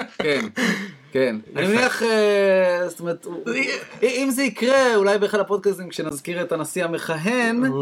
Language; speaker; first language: Hebrew; native; Hebrew